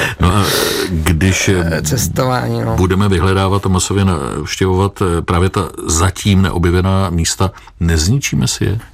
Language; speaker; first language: Czech; native; Czech